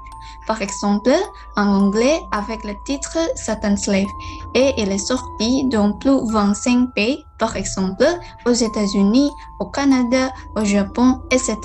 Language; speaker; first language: French; non-native, learner; Indonesian